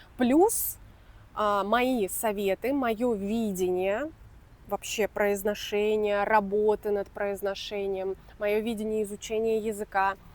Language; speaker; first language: Russian; native; Russian